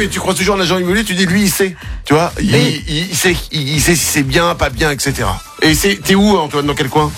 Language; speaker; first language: French; native; French